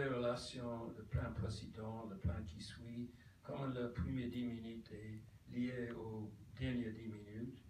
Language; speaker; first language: French; non-native, fluent; English